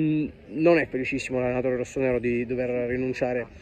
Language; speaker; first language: Italian; native; Italian